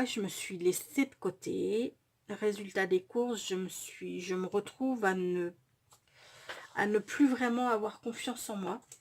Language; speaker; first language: French; native; French